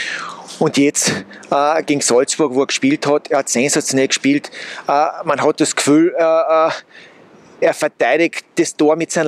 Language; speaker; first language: German; native; German